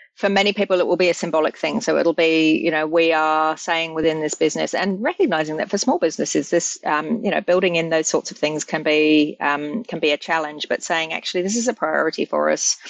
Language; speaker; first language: English; native; English